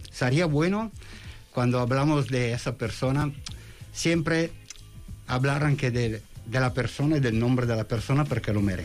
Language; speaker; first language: Spanish; non-native, fluent; Italian